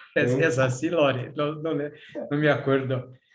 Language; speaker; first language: Spanish; non-native, learner; Portuguese